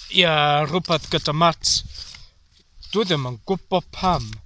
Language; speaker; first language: Welsh; non-native, local second language; English